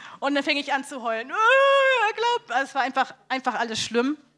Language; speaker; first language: German; native; German